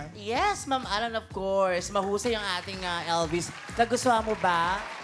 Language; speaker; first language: Filipino; native; Filipino